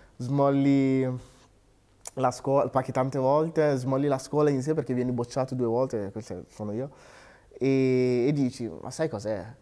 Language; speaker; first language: Italian; early bilingual, other home language; Akan